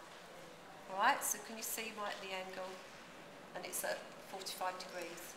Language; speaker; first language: English; native; English